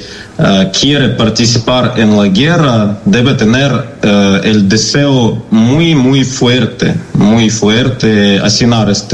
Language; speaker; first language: Spanish; non-native, learner; Ukrainian